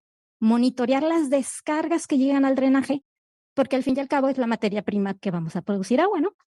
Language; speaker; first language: Spanish; native; Spanish